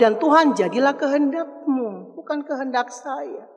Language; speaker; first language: Indonesian; native; Indonesian